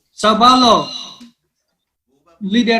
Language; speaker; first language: Portuguese; non-native, learner; Vietnamese